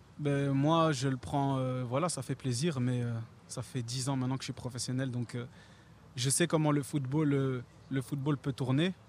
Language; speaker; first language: French; native; French